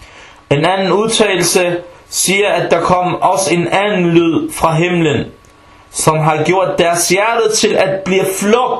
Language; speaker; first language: Danish; non-native, fluent; Arabic